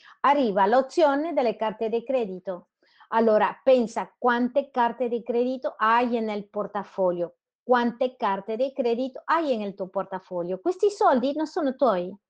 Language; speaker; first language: Italian; non-native, fluent; Spanish